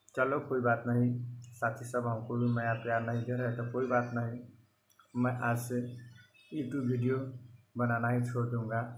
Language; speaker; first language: Hindi; non-native, local second language; Bhojpuri